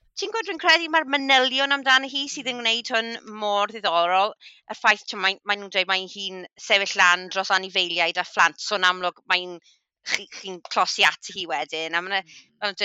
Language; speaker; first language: Welsh; native; Welsh